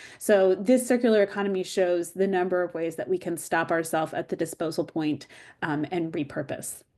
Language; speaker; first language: English; native; English